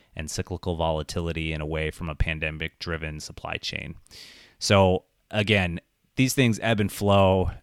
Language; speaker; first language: English; native; English